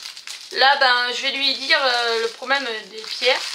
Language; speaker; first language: French; native; French